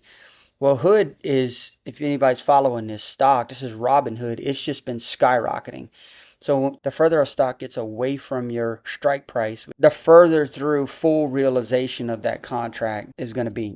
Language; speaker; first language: English; native; English